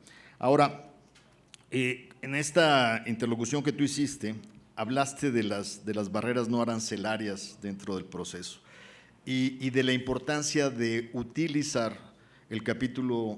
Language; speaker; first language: Spanish; native; Spanish